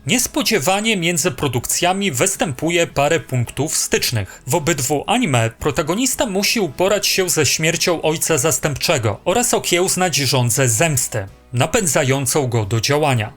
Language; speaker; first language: Polish; native; Polish